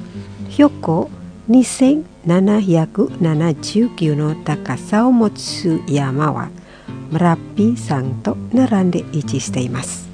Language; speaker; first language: Japanese; non-native, fluent; Indonesian